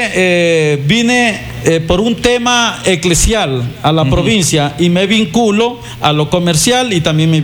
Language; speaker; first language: Spanish; native; Spanish